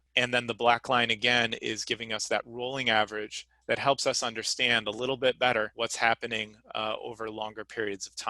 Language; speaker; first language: English; native; English